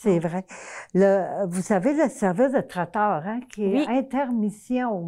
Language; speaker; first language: French; native; French